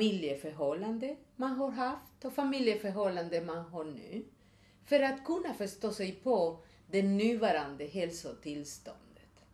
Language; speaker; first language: Swedish; non-native, fluent; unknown